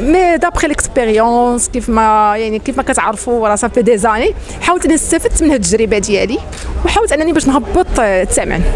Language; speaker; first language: Arabic; native; Arabic